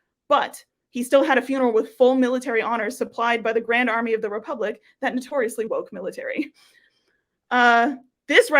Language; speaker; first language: English; native; English